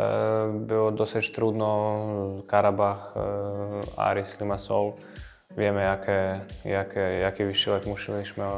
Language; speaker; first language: Polish; non-native, fluent; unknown